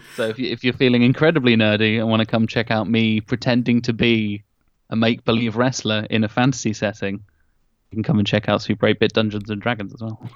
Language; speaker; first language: English; native; English